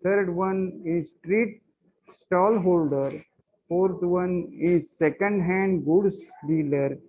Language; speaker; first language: English; non-native, local second language; Marathi